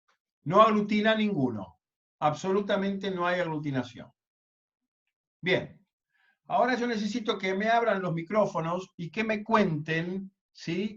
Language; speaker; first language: Spanish; native; Spanish